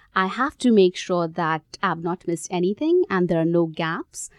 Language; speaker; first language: English; non-native, local second language; Hindi